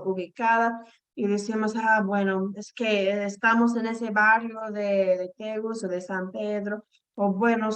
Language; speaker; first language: Spanish; non-native, fluent; English